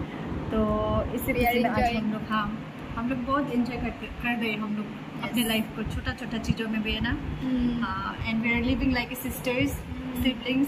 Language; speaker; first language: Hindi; non-native, local second language; Nepali